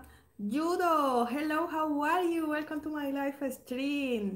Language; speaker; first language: English; non-native, learner; Spanish